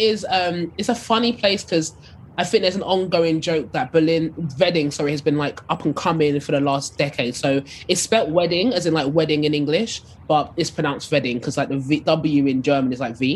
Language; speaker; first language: English; native; English